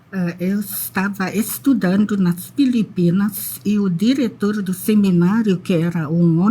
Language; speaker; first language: Portuguese; non-native, fluent; Indonesian